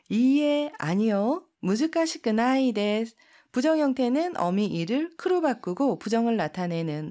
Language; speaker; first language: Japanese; non-native, fluent; Korean